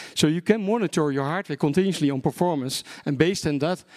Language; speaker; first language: English; non-native, fluent; Dutch